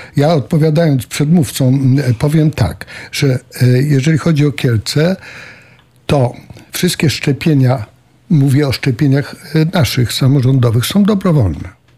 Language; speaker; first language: Polish; native; Polish